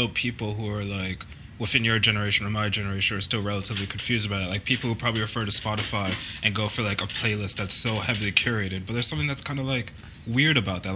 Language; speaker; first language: English; native; English